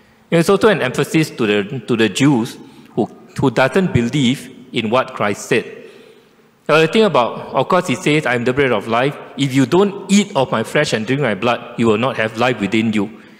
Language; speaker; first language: English; non-native, local second language; Chinese